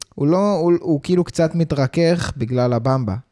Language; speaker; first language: Hebrew; early bilingual, heritage; Hebrew